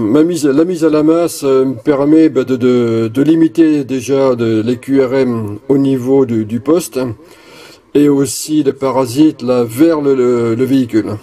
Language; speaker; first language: French; native; French